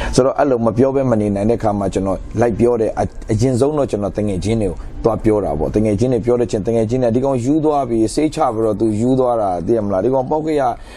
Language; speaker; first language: Burmese; native; Burmese